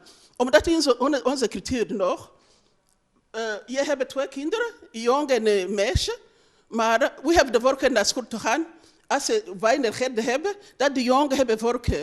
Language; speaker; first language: Dutch; non-native, learner; Rundi